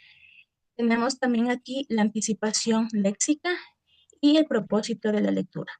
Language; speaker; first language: Spanish; native; Spanish